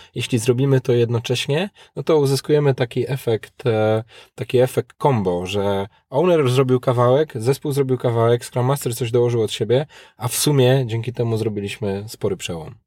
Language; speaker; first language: Polish; native; Polish